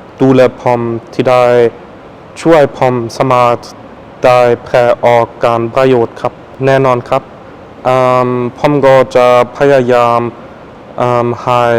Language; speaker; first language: Thai; non-native, fluent; German